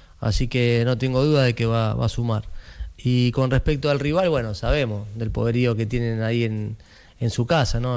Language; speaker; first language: Spanish; native; Spanish